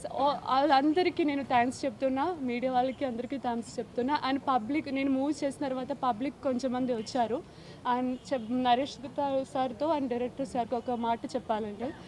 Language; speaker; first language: Telugu; non-native, learner; Malayalam